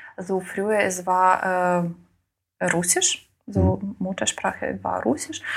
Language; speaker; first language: German; non-native, learner; Ukrainian